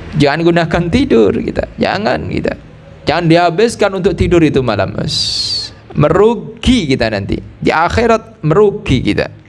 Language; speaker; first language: Malay; non-native, local second language; Javanese